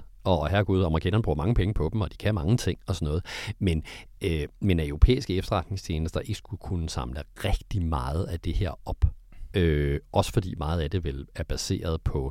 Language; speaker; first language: Danish; native; Danish